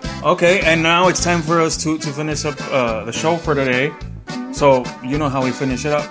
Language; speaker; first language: English; early bilingual, other home language; Spanish